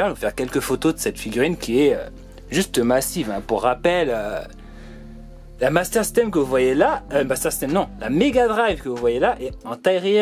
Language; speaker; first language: French; native; French